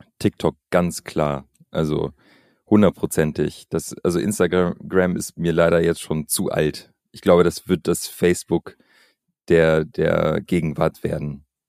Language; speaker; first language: German; early bilingual, other home language; Albanian